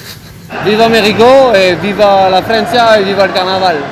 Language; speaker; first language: Spanish; non-native, learner; French